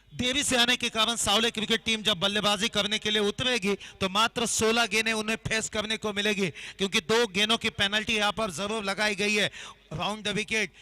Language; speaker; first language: Hindi; non-native, local second language; Marathi